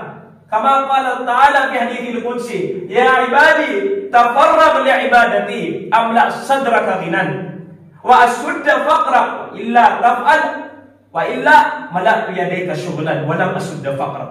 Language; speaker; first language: Arabic; non-native, learner; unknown